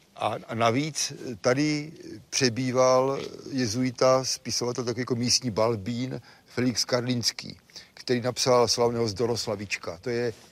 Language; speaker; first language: Czech; native; Czech